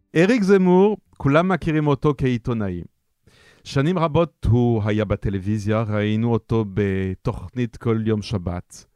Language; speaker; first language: Hebrew; non-native, fluent; French